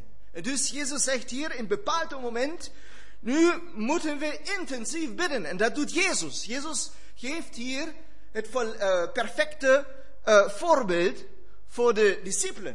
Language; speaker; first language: Dutch; non-native, fluent; German